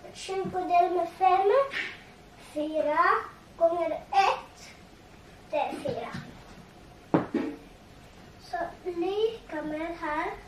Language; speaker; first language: Swedish; non-native, learner; Tigrinya